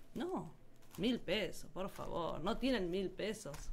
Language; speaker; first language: Spanish; native; Spanish